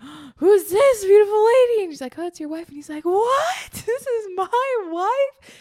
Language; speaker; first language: English; native; English